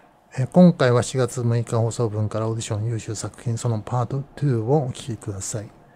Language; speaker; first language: Japanese; native; Japanese